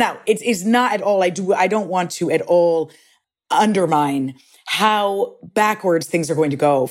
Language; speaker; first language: English; native; English